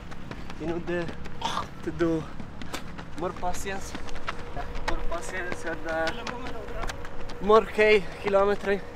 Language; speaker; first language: English; non-native, learner; Italian